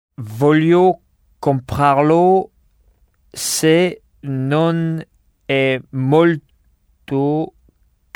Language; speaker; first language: Italian; non-native, learner; French